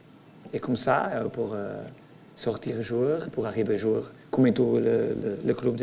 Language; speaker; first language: French; non-native, learner; Portuguese